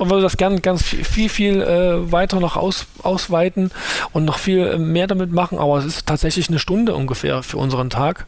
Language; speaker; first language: German; native; German